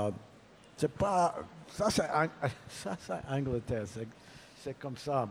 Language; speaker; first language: French; non-native, learner; English